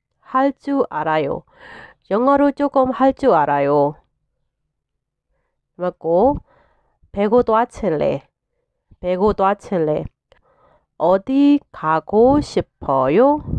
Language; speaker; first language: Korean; non-native, fluent; Burmese